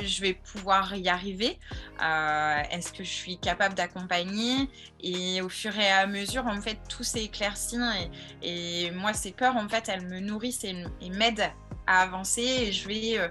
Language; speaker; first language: French; native; French